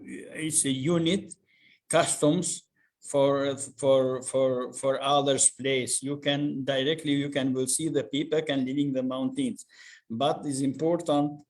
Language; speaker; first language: English; non-native, learner; Albanian